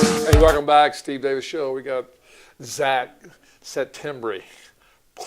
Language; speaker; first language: English; native; English